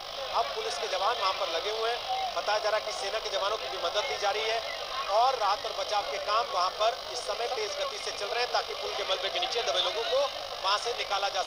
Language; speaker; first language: Hindi; native; Hindi